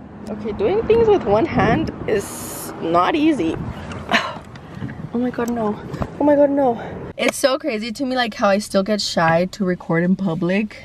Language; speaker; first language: English; early bilingual, other home language; Spanish